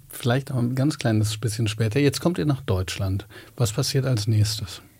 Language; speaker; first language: German; native; German